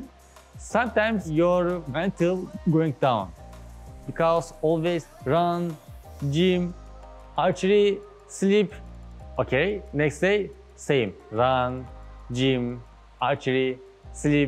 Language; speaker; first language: English; non-native, learner; Turkish